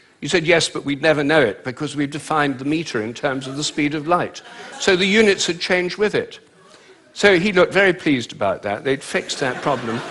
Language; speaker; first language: English; native; English